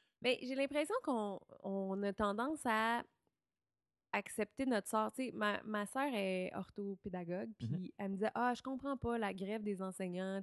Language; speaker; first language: French; native; French